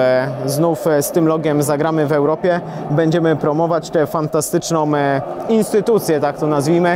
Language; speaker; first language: Polish; native; Polish